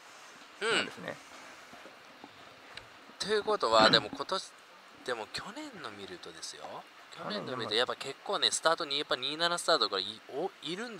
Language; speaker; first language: Japanese; native; Japanese